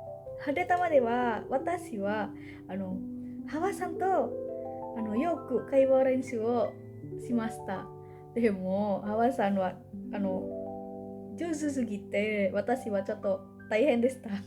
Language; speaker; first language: Japanese; non-native, learner; Indonesian